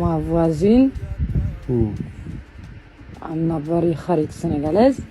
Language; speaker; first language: Wolof; non-native, learner; French